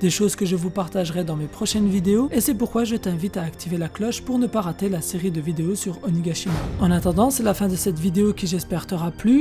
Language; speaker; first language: French; native; French